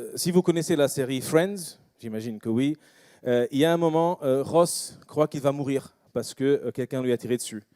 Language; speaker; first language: French; non-native, fluent; Portuguese